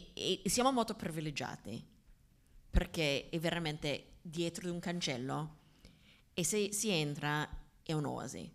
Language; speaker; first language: Italian; non-native, fluent; English